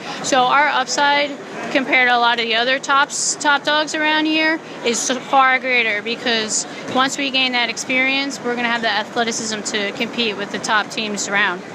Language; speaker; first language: English; native; English